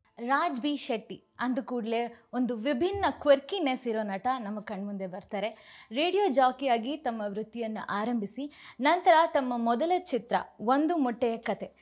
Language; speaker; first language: Kannada; native; Kannada